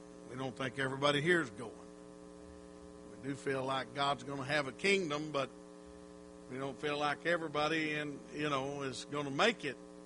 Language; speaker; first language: English; native; English